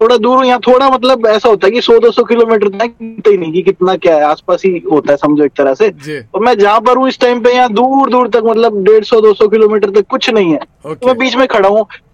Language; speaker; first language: Hindi; native; Hindi